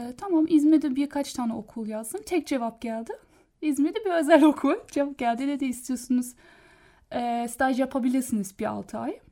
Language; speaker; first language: Turkish; non-native, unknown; German